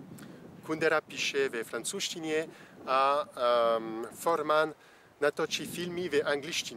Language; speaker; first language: Czech; non-native, fluent; French